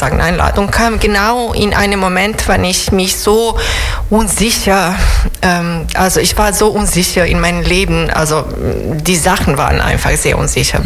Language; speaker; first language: German; non-native, fluent; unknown